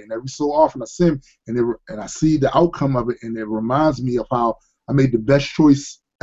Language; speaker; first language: English; native; English